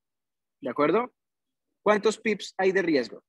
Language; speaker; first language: Spanish; native; Spanish